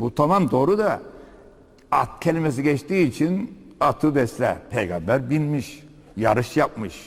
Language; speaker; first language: Turkish; native; Turkish